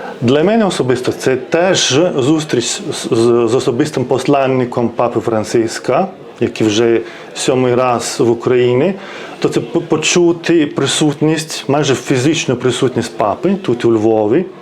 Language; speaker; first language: Ukrainian; non-native, fluent; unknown